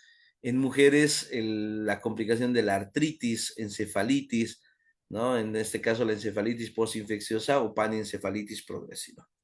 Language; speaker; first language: Spanish; native; Spanish